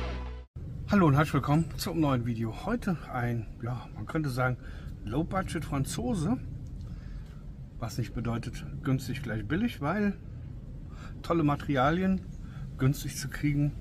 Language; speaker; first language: German; native; German